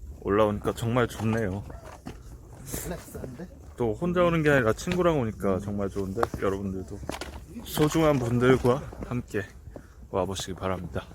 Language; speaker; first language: Korean; native; Korean